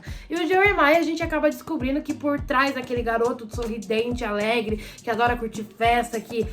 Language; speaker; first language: Portuguese; native; Portuguese